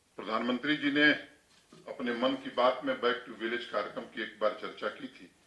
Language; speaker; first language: Hindi; native; Hindi